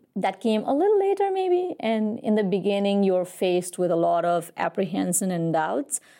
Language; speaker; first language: English; non-native, local second language; Nepali